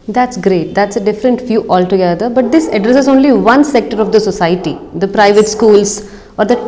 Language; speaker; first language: English; non-native, local second language; Kannada